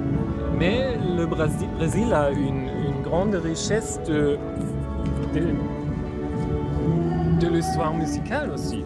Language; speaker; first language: French; non-native, fluent; German